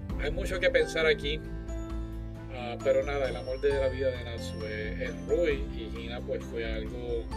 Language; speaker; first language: Spanish; native; Spanish